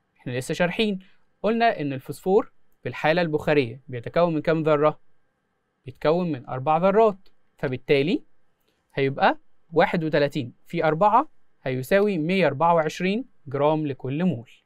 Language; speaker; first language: Arabic; native; Arabic